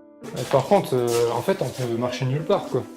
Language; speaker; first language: French; native; French